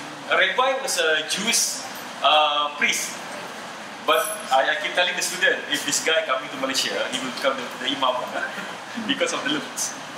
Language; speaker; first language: English; non-native, fluent; Indonesian